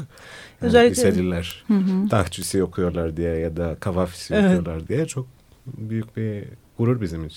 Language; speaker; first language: Turkish; non-native, fluent; Greek